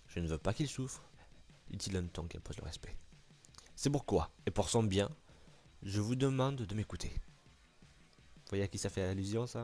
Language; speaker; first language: French; native; French